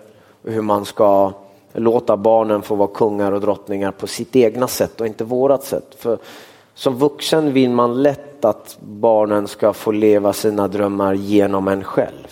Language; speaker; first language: Swedish; early bilingual, other home language; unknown